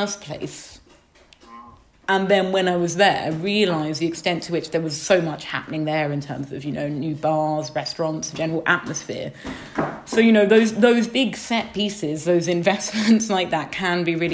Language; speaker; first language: English; native; English